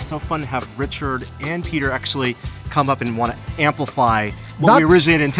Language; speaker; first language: English; native; English